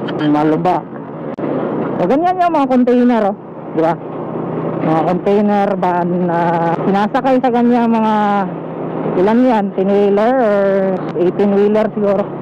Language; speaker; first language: Filipino; non-native, local second language; Cebuano